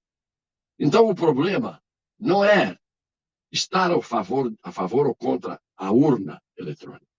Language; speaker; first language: Portuguese; native; Portuguese